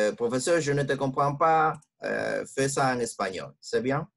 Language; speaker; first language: French; non-native, learner; Spanish